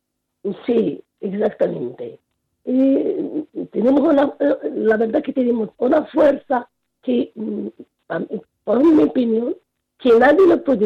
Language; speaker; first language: Spanish; non-native, fluent; Arabic